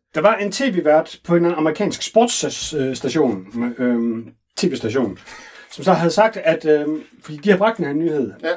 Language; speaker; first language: Danish; native; Danish